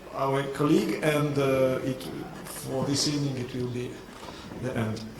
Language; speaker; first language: English; non-native, fluent; Ukrainian